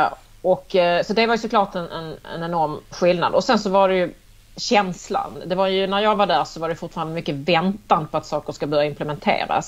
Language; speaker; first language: Swedish; native; Swedish